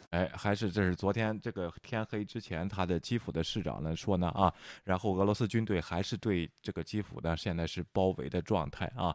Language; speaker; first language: Chinese; native; Chinese